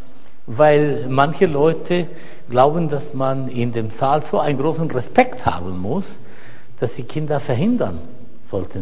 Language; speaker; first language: German; non-native, fluent; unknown